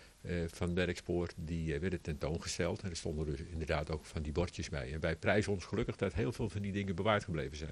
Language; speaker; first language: Dutch; native; Dutch